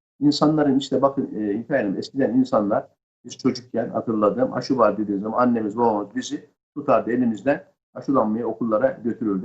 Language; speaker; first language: Turkish; native; Turkish